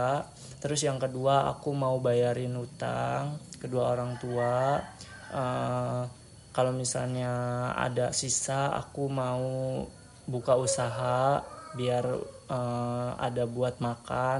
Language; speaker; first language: Indonesian; native; Indonesian